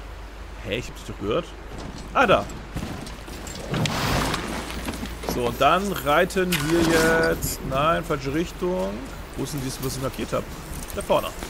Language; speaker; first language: German; native; German